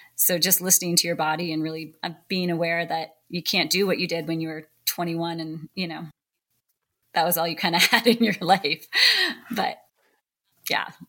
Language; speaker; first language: English; native; English